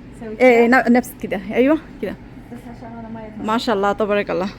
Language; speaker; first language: Arabic; non-native, learner; Bangla